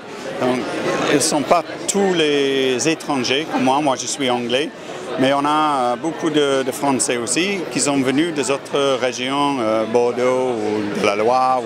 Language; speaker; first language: French; non-native, fluent; English